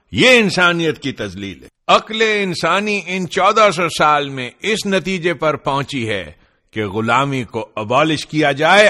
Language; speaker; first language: Urdu; non-native, local second language; Punjabi